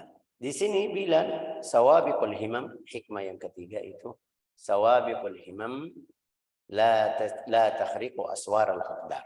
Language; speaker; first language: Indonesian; non-native, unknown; Arabic